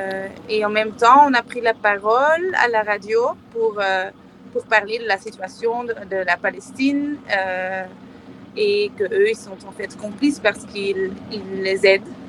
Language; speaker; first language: French; non-native, fluent; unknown